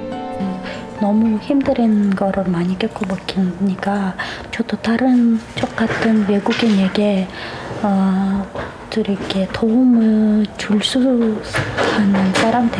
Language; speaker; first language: Korean; non-native, learner; Kyrgyz